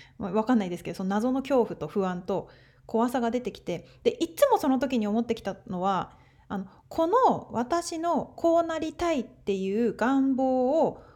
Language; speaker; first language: Japanese; native; Japanese